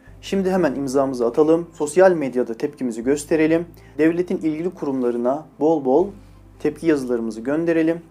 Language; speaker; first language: Turkish; native; Turkish